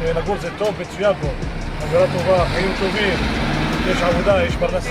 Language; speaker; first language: Hebrew; non-native, local second language; Arabic